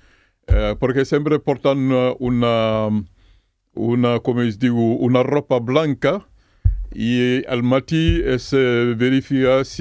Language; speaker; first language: Catalan; non-native, fluent; Mandingo